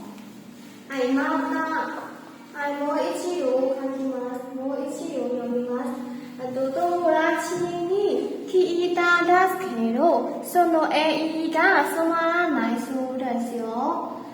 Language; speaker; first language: Japanese; non-native, learner; Burmese